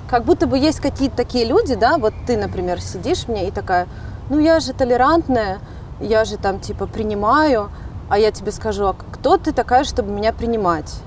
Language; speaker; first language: Russian; native; Russian